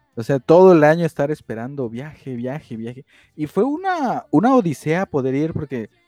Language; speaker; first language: Spanish; native; Spanish